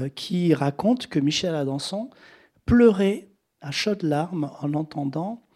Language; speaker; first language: French; native; French